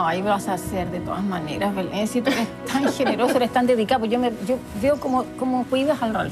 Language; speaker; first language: Spanish; native; Spanish